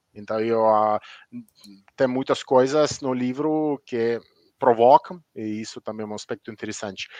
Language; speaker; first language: Portuguese; non-native, learner; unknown